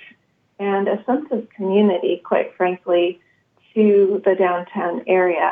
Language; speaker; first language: English; native; English